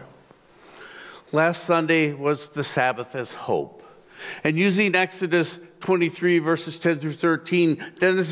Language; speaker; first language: English; native; English